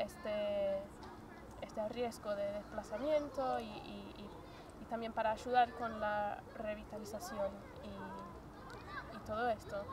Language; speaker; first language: Spanish; non-native, fluent; English